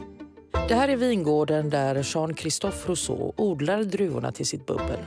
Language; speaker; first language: Swedish; native; Swedish